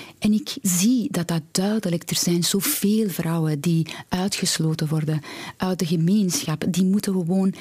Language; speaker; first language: Dutch; non-native, fluent; Persian